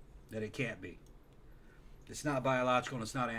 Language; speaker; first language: English; native; English